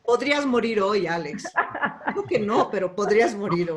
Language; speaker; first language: Spanish; native; Spanish